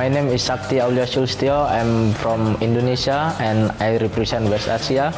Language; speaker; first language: English; non-native, learner; Indonesian